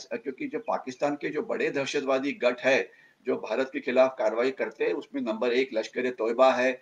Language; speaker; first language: Hindi; non-native, local second language; Marathi